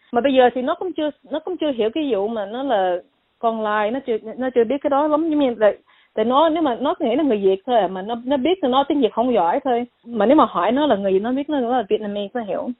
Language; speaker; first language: Vietnamese; early bilingual, heritage; Vietnamese